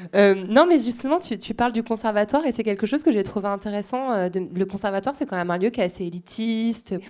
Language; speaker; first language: French; native; French